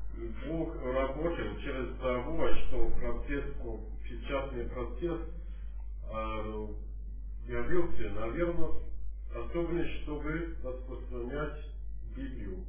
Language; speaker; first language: Russian; non-native, fluent; English